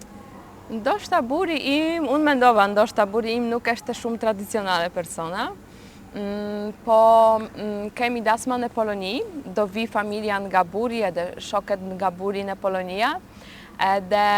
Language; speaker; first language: Albanian; non-native, learner; Polish